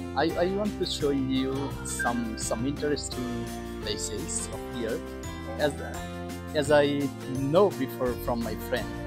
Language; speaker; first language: English; non-native, learner; Bangla